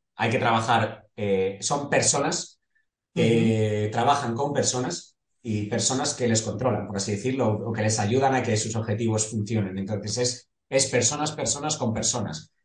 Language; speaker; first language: Spanish; native; Spanish